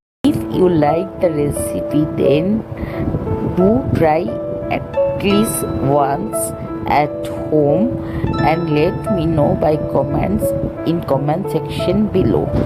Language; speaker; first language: English; non-native, local second language; Bangla